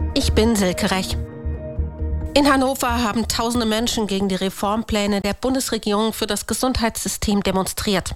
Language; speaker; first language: German; native; German